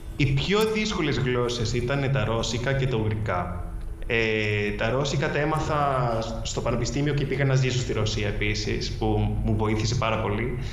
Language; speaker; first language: Greek; early bilingual, heritage; English